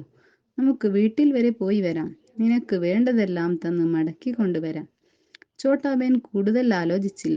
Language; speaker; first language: Malayalam; native; Malayalam